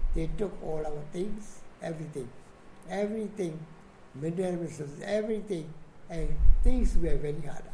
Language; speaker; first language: English; non-native, fluent; Burmese